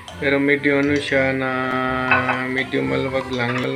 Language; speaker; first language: Filipino; non-native, learner; Punjabi